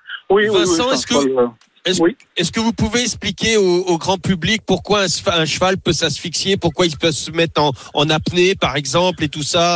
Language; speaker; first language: French; native; French